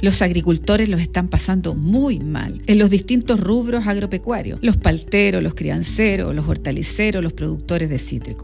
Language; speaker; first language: Spanish; native; Spanish